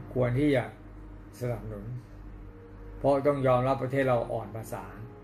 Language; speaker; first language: Thai; native; Thai